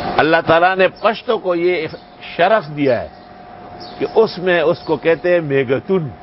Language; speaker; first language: Urdu; non-native, local second language; Pashto